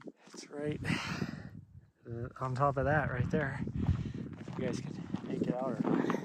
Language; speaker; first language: English; native; English